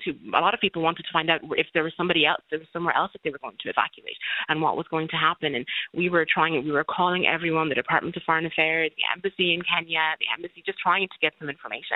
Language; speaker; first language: English; native; English